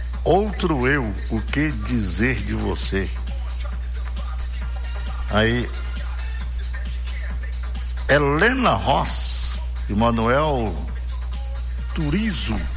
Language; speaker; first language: Portuguese; native; Portuguese